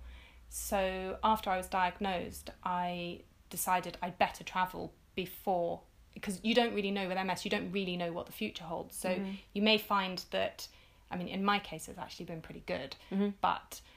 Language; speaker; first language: English; native; English